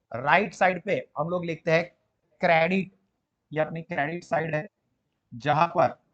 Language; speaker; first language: Hindi; non-native, local second language; Gujarati